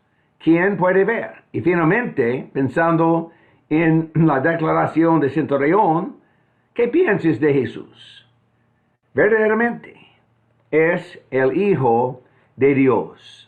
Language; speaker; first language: Spanish; non-native, fluent; English